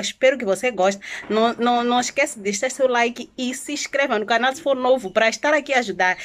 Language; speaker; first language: Portuguese; non-native, local second language; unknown